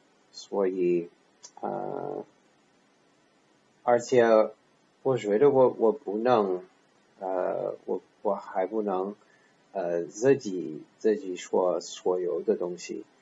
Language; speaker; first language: Chinese; non-native, learner; English